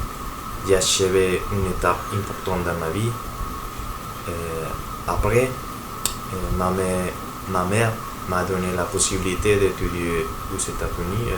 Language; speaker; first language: French; non-native, learner; Spanish